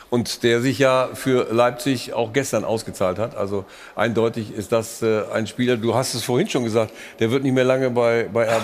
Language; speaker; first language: German; native; German